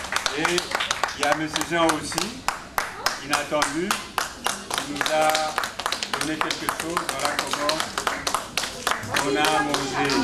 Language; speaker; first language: French; native; French